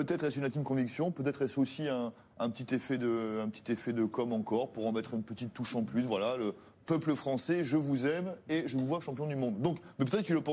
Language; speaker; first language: French; native; French